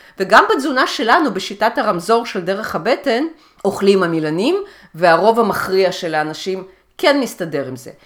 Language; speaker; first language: Hebrew; early bilingual, other home language; Russian